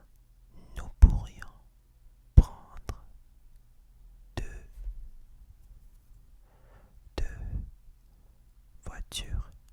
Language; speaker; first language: French; non-native, fluent; English